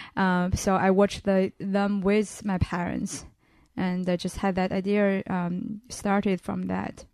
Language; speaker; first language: English; non-native, fluent; Chinese